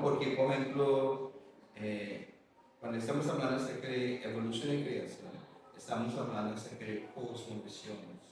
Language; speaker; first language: Spanish; non-native, learner; English